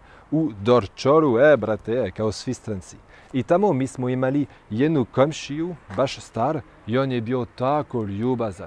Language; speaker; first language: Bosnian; non-native, fluent; French